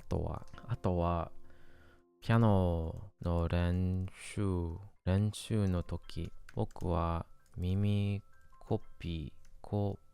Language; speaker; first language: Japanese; non-native, learner; English